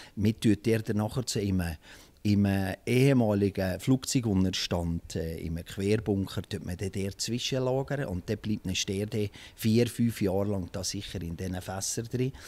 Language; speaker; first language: German; native; German